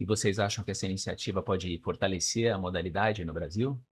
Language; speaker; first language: Portuguese; native; Portuguese